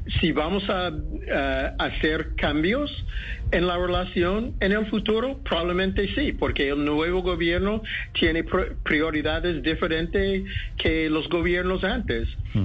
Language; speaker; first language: Spanish; non-native, fluent; English